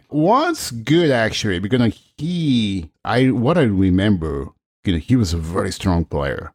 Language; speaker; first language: English; non-native, fluent; Japanese